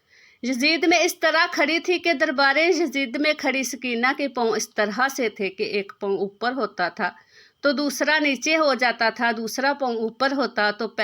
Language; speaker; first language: Urdu; native; Urdu